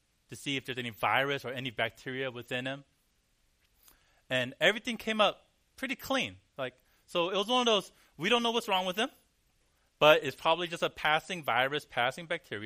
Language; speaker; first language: English; early bilingual, other home language; Korean